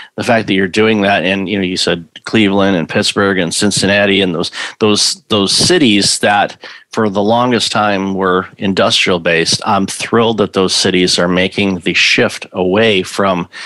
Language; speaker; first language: English; native; English